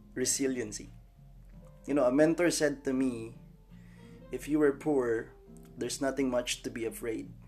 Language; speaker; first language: English; non-native, local second language; Filipino